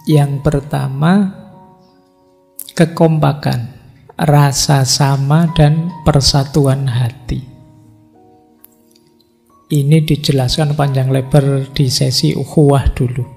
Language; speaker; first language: Indonesian; non-native, local second language; Javanese